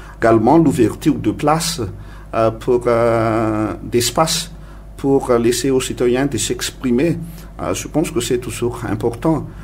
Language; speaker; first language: French; non-native, local second language; Malagasy